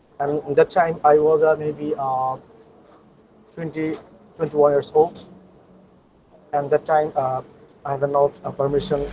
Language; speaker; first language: English; non-native, learner; Bangla